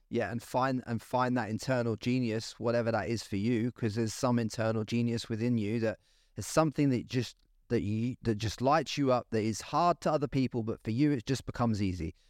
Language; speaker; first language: English; native; English